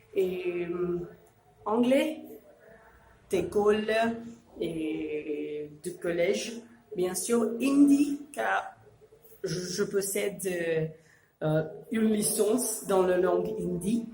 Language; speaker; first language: French; non-native, fluent; Urdu